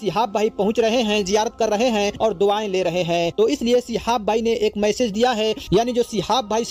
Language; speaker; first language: Hindi; native; Hindi